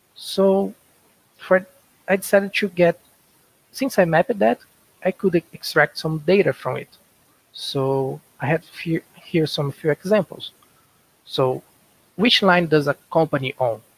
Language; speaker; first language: English; non-native, learner; Portuguese